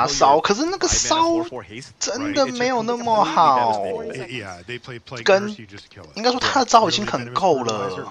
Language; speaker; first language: Chinese; native; Chinese